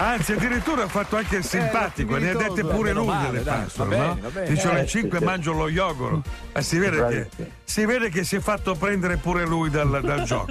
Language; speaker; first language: Italian; native; Italian